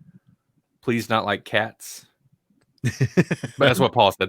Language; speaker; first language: English; native; English